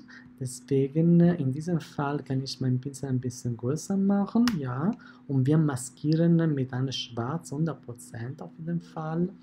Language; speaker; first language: German; non-native, fluent; Italian